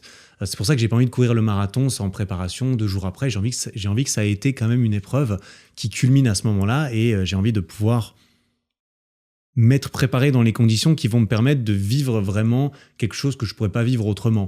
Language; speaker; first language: French; native; French